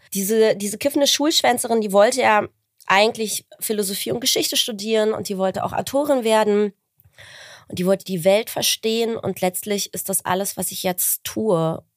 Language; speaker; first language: German; native; German